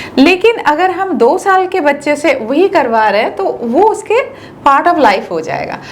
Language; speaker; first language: Hindi; non-native, local second language; Bangla